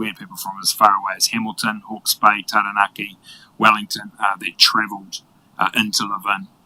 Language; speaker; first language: English; native; English